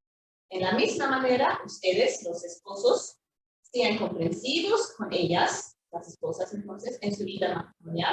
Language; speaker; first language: Spanish; non-native, fluent; Swedish